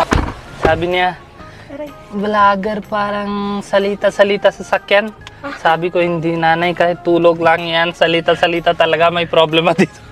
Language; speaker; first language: Filipino; non-native, learner; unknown